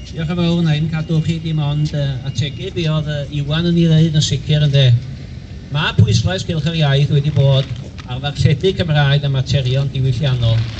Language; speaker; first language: Welsh; native; Welsh